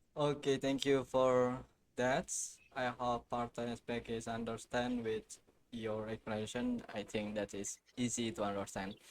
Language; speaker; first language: English; non-native, learner; Indonesian